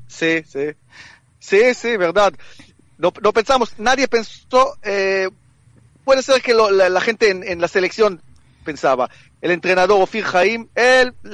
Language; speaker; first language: Spanish; early bilingual, heritage; Hebrew